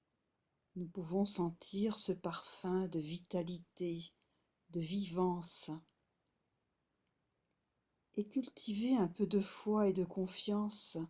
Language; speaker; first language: French; native; French